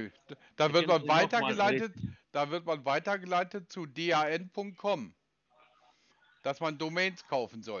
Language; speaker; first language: German; native; German